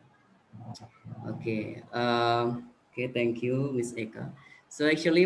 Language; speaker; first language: English; non-native, fluent; Indonesian